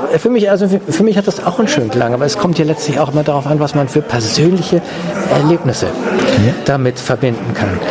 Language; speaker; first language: German; native; German